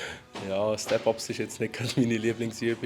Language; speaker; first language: German; native; German